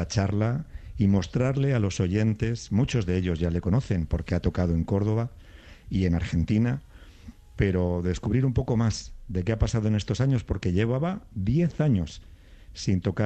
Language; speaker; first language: Spanish; native; Spanish